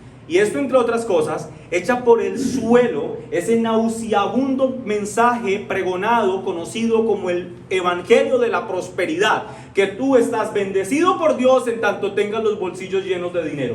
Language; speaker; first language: Spanish; native; Spanish